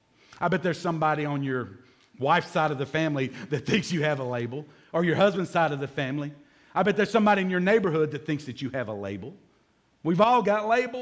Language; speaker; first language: English; native; English